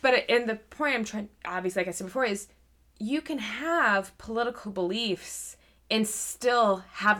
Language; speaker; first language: English; native; English